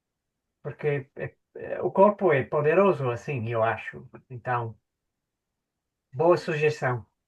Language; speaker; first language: Portuguese; non-native, fluent; English